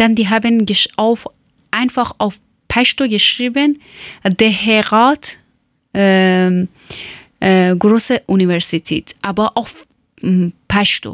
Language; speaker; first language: German; non-native, learner; Persian